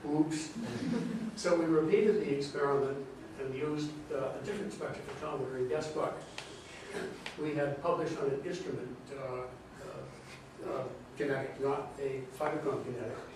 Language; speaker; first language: English; native; English